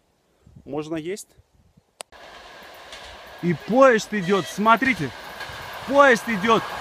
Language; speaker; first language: Russian; non-native, fluent; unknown